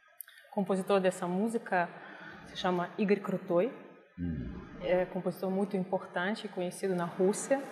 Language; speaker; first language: Portuguese; non-native, fluent; Russian